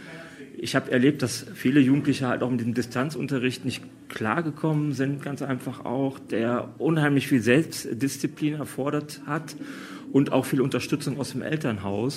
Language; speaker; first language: German; native; German